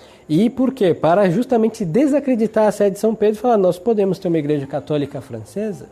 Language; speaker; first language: Portuguese; native; Portuguese